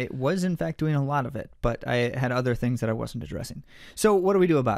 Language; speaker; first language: English; native; English